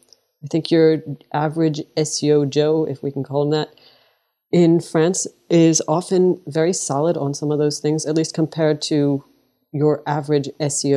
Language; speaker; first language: English; native; English